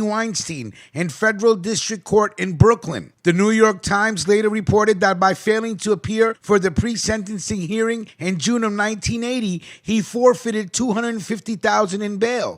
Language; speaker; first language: English; native; English